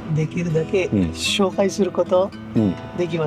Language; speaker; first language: Japanese; non-native, learner; Sinhala